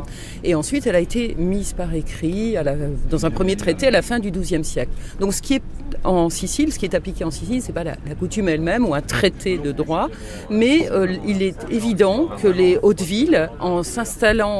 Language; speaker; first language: French; native; French